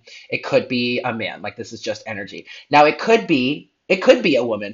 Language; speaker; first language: English; native; English